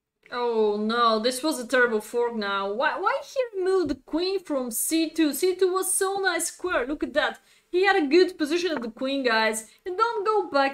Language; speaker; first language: English; non-native, fluent; Bulgarian